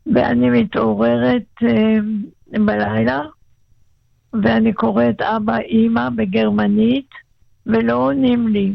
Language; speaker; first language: Hebrew; non-native, local second language; German